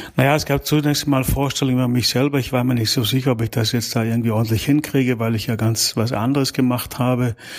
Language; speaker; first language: German; native; German